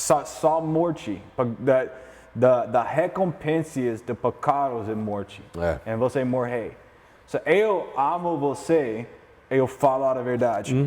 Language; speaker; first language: Portuguese; non-native, learner; English